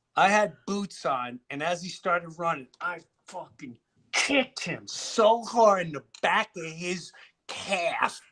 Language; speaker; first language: English; native; English